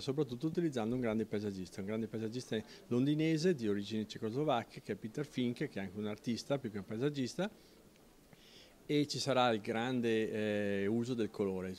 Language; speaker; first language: Italian; native; Italian